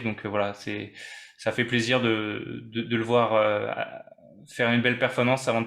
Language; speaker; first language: French; native; French